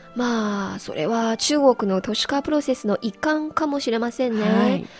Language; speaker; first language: Japanese; non-native, fluent; Chinese